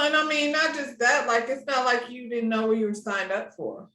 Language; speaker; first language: English; native; English